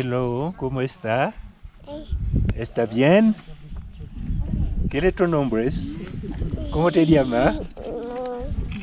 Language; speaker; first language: Spanish; non-native, learner; French